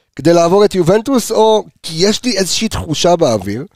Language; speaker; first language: Hebrew; early bilingual, heritage; Hebrew